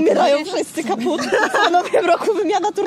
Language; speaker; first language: Polish; native; Polish